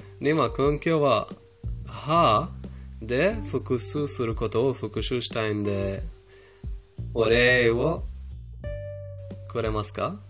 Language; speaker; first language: Japanese; non-native, fluent; Persian